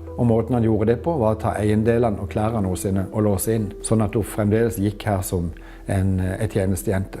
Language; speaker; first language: Norwegian; native; Norwegian